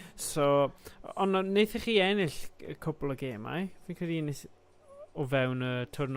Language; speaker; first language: Welsh; non-native, local second language; English